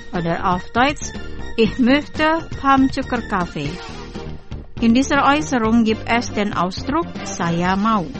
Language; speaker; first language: German; non-native, fluent; Indonesian